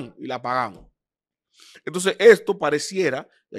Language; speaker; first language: Spanish; native; Spanish